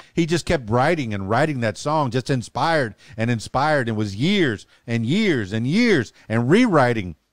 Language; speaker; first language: English; native; English